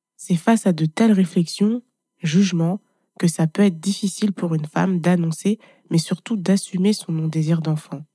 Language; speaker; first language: French; non-native, fluent; German